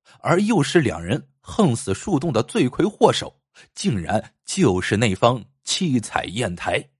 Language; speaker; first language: Chinese; native; Chinese